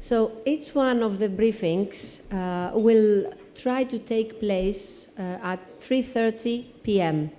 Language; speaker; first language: English; non-native, fluent; Greek